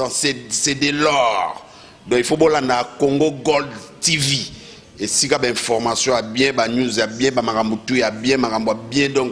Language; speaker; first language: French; non-native, local second language; Lingala